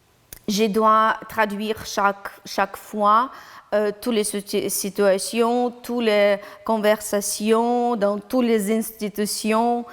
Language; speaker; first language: French; non-native, learner; Ukrainian